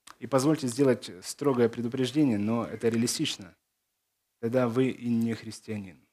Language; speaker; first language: Russian; native; Russian